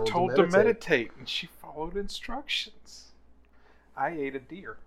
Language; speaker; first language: English; native; English